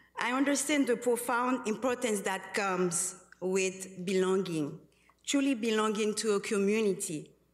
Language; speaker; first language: English; non-native, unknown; Haitian Creole